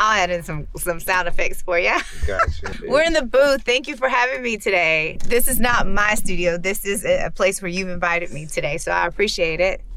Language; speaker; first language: English; native; English